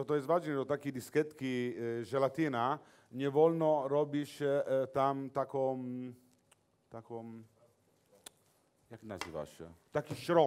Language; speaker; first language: Polish; non-native, learner; Italian